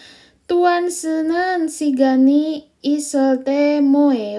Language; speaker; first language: Korean; non-native, fluent; Indonesian